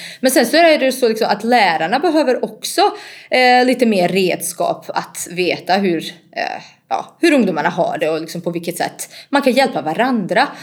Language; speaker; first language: Swedish; non-native, fluent; Bosnian